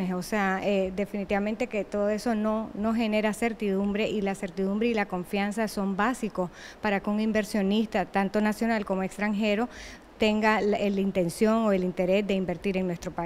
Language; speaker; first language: Spanish; native; Spanish